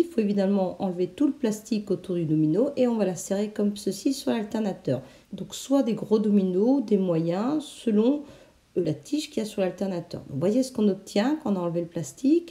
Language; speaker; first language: French; native; French